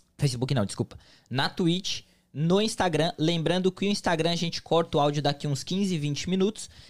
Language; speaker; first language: Portuguese; native; Portuguese